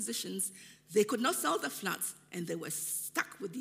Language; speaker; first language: English; non-native, local second language; Akan